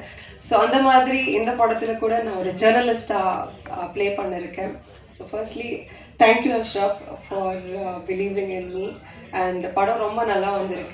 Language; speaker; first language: Tamil; non-native, local second language; Kannada